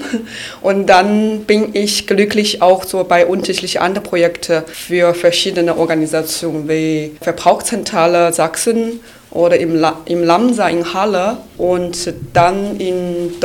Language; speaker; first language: German; non-native, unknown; Chinese